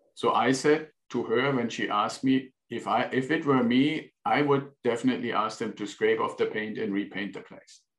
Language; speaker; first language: English; non-native, fluent; German